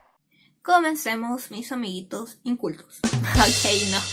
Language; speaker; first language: Spanish; native; Spanish